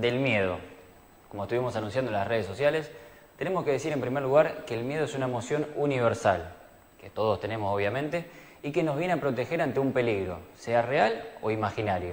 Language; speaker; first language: Spanish; native; Spanish